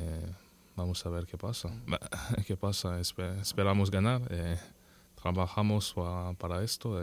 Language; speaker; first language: Spanish; non-native, learner; French